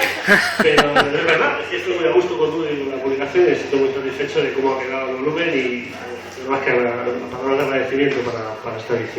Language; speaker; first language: Spanish; native; Spanish